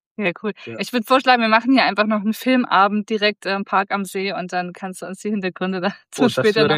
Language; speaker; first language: German; native; German